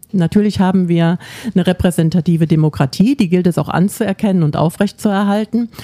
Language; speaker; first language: German; native; German